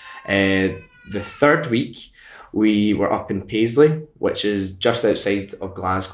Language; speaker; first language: English; native; English